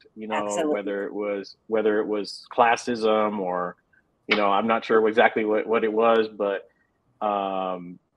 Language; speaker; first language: English; native; English